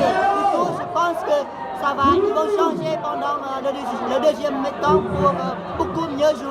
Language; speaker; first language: French; non-native, fluent; Khmer